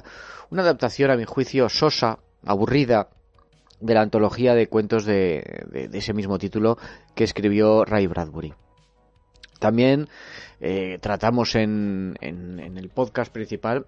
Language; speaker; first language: Spanish; native; Spanish